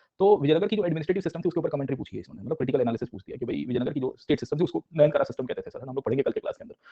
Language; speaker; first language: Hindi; non-native, local second language; Gujarati